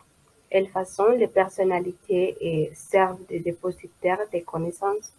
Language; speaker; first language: French; non-native, learner; Spanish